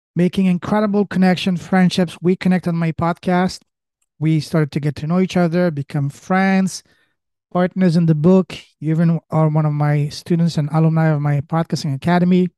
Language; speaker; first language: English; early bilingual, other home language; French